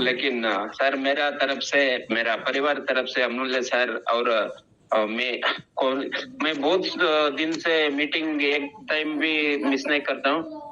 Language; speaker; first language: Hindi; non-native, local second language; Kannada